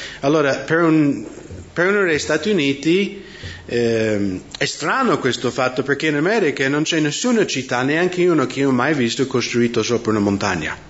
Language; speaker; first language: Italian; non-native, fluent; English